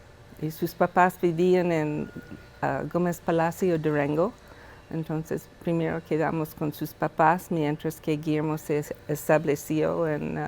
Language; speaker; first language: Spanish; non-native, fluent; English